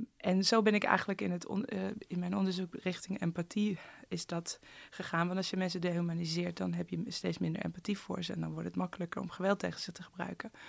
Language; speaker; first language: Dutch; early bilingual, other home language; Persian